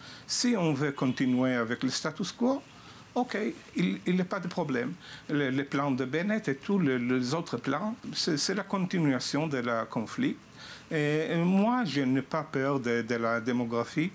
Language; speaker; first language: French; non-native, fluent; Hebrew